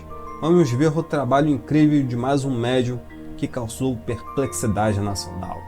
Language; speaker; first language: Portuguese; native; Portuguese